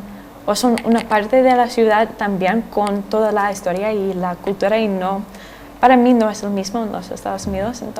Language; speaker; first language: Spanish; non-native, fluent; English